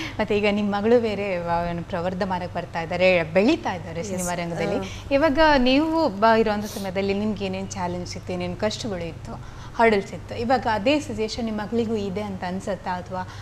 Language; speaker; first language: Kannada; non-native, local second language; Tulu